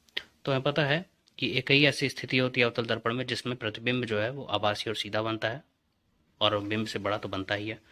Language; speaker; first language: Hindi; native; Hindi